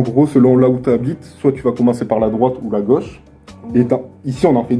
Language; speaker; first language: French; native; French